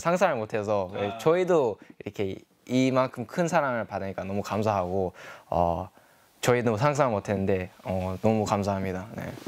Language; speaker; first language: Korean; non-native, learner; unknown